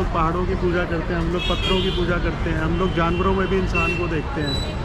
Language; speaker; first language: Hindi; native; Hindi